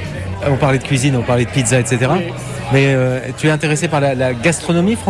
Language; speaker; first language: French; native; French